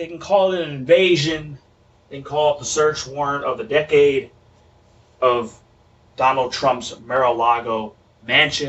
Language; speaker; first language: English; native; English